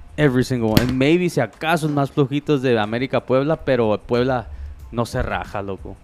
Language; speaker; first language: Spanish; early bilingual, heritage; Spanish